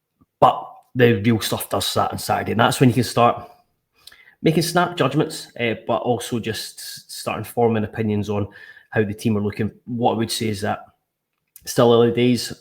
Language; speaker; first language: English; native; English